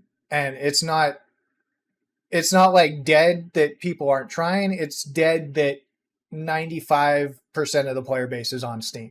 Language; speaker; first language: English; native; English